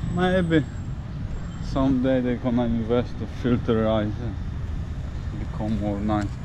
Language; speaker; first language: English; non-native, learner; Polish